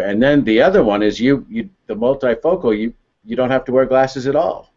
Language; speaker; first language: English; native; English